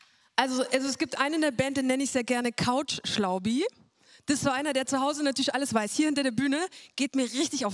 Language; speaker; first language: German; native; German